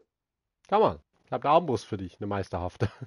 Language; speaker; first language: German; native; German